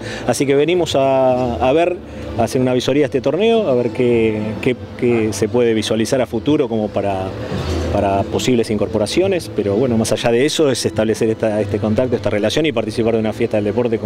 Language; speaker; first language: Spanish; native; Spanish